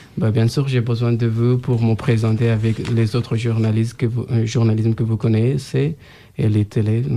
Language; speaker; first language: French; non-native, learner; Persian